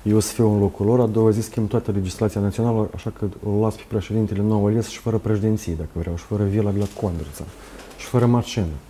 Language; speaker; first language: Romanian; native; Romanian